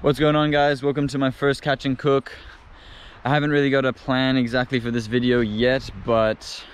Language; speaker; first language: English; non-native, fluent; Indonesian